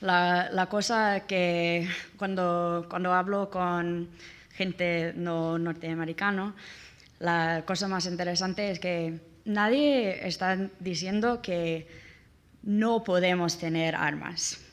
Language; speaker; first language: Spanish; non-native, learner; English